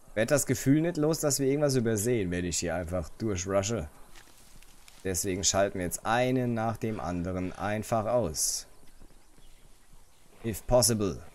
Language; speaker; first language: German; native; German